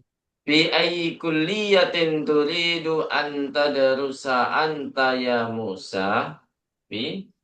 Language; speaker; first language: Arabic; non-native, fluent; Indonesian